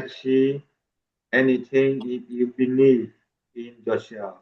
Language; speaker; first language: English; non-native, learner; Vietnamese